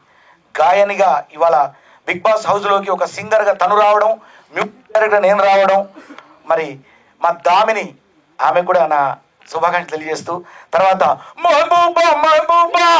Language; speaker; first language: Telugu; native; Telugu